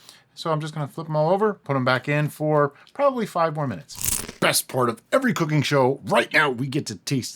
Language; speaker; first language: English; native; English